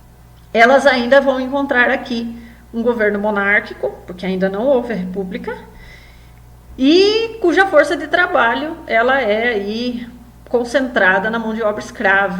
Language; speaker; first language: Portuguese; native; Portuguese